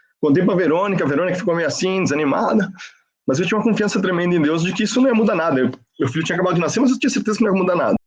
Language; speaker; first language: Portuguese; non-native, fluent; Spanish